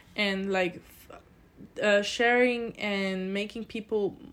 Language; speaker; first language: English; non-native, fluent; Polish